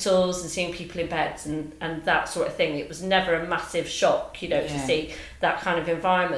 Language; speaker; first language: English; native; English